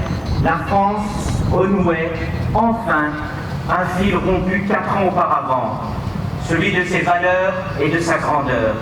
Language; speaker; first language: French; native; French